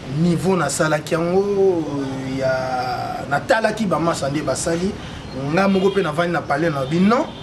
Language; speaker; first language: Lingala; native; Lingala